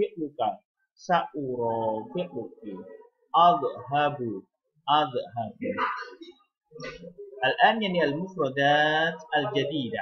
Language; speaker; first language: Arabic; non-native, fluent; Indonesian